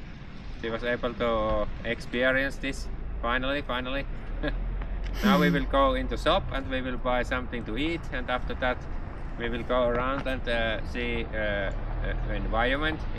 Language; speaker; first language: English; non-native, learner; Finnish